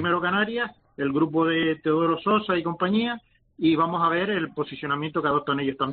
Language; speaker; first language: Spanish; native; Spanish